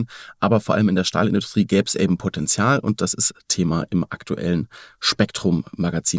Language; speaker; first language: German; native; German